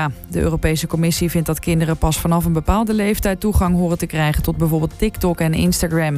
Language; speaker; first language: Dutch; native; Dutch